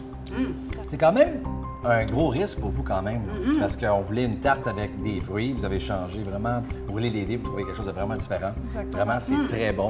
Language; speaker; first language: French; native; French